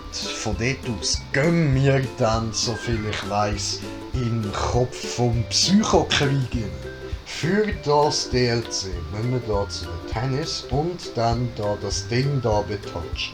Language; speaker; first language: German; native; German